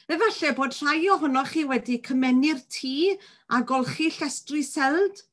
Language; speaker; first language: Welsh; native; Welsh